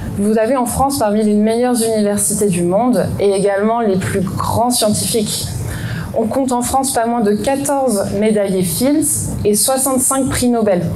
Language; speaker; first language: French; native; French